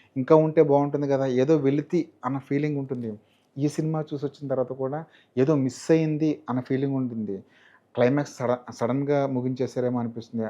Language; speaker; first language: Telugu; native; Telugu